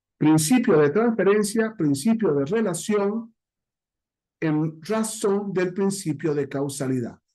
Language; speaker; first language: Spanish; native; Spanish